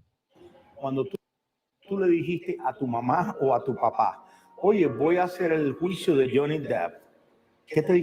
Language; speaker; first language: Spanish; native; Spanish